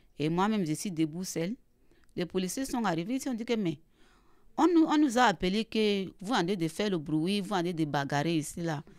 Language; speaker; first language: French; non-native, learner; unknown